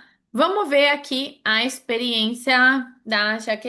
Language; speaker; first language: Portuguese; non-native, fluent; Spanish